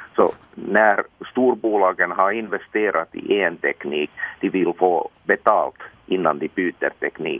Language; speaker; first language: Swedish; non-native, local second language; Finnish